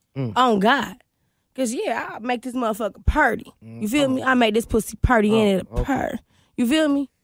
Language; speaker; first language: English; native; English